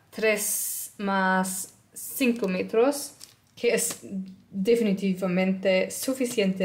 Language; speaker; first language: Spanish; non-native, learner; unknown